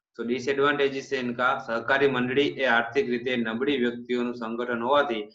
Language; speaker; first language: Hindi; non-native, local second language; Gujarati